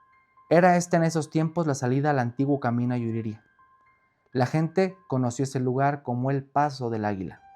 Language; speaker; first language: Spanish; native; Spanish